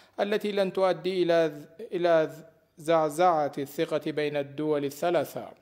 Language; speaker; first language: Arabic; non-native, fluent; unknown